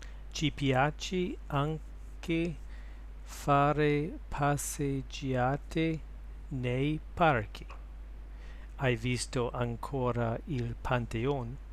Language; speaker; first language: Italian; non-native, learner; English